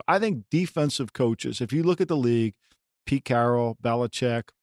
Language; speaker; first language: English; native; English